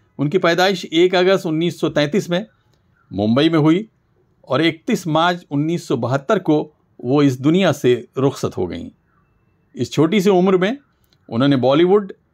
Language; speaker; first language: Urdu; native; Urdu